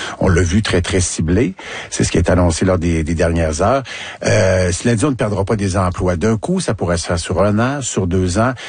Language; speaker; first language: French; native; French